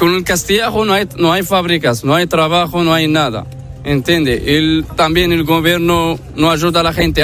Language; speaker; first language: Spanish; non-native, learner; Arabic